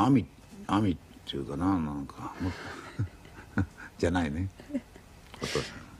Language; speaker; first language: Japanese; native; Japanese